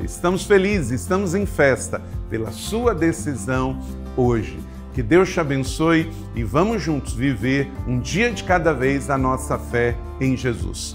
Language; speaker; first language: Portuguese; native; Portuguese